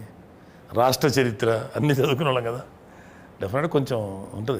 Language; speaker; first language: Telugu; native; Telugu